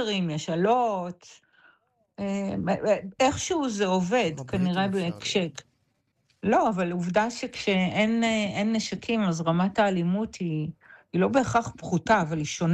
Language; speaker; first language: Hebrew; native; Hebrew